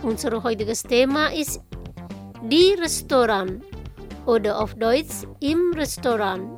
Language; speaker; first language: German; non-native, fluent; Indonesian